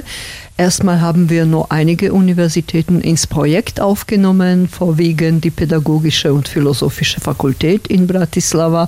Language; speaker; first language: German; non-native, fluent; Slovak